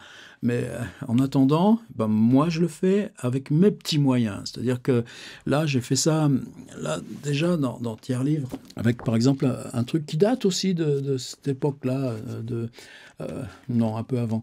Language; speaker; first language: French; native; French